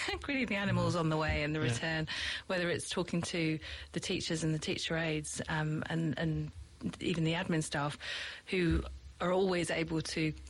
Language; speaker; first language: English; native; English